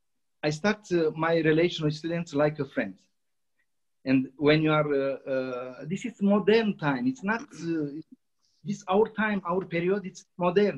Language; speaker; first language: English; non-native, learner; Romanian